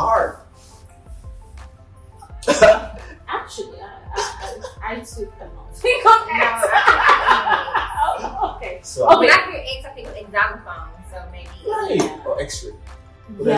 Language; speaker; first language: English; non-native, local second language; Yoruba